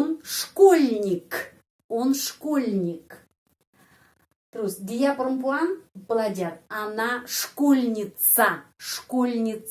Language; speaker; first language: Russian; non-native, fluent; Indonesian